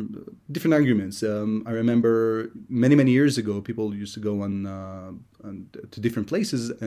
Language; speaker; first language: English; non-native, fluent; Hebrew